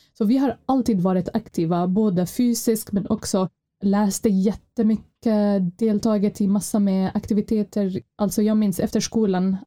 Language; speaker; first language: Swedish; non-native, fluent; Arabic